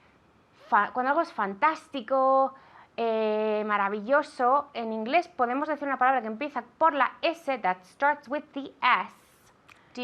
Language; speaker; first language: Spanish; non-native, fluent; English